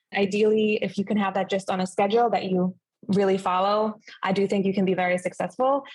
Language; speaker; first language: English; non-native, fluent; German